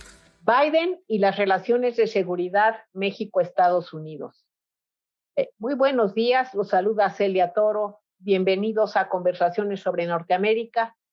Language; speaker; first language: Spanish; native; Spanish